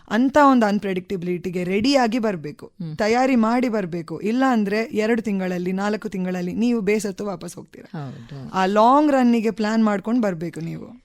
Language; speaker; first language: Kannada; native; Kannada